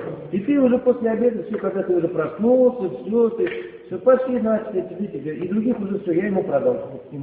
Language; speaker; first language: Russian; native; Russian